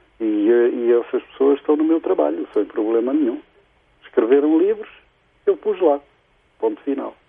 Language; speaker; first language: Portuguese; native; Portuguese